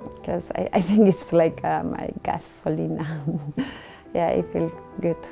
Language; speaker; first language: English; non-native, learner; Spanish